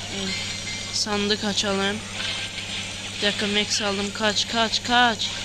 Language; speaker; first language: Turkish; native; Turkish